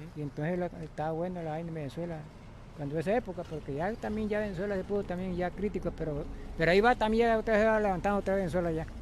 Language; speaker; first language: Spanish; native; Spanish